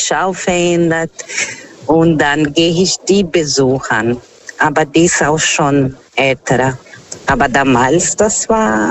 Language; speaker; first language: German; non-native, learner; Portuguese